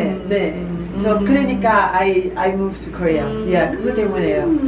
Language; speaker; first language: Korean; non-native, learner; English